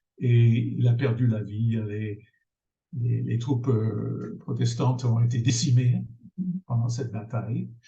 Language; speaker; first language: French; non-native, fluent; English